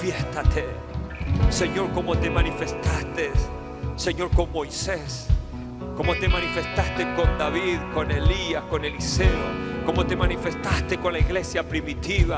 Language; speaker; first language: Spanish; native; Spanish